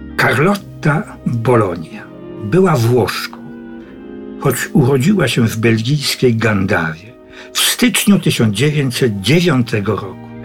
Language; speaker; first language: Polish; native; Polish